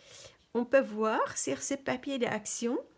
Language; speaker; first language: French; non-native, fluent; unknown